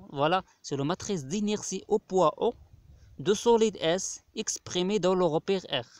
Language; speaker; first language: French; non-native, local second language; Arabic